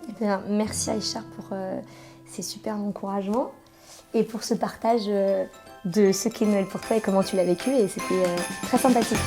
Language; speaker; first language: French; native; French